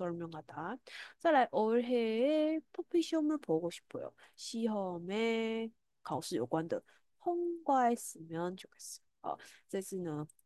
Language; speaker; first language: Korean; non-native, fluent; Chinese